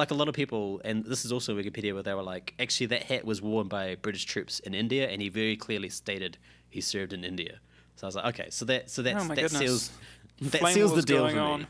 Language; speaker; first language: English; native; English